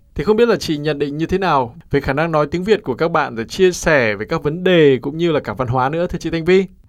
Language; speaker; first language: Vietnamese; native; Vietnamese